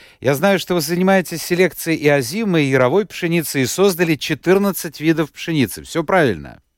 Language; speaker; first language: Russian; native; Russian